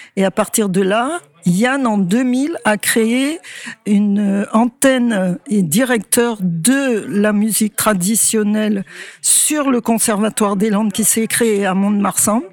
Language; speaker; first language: French; native; French